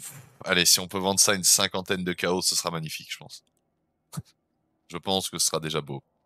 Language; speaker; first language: French; native; French